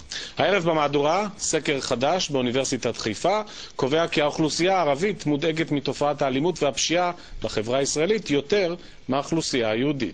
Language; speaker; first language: Hebrew; native; Hebrew